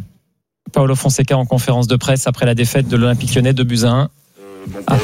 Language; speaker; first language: French; native; French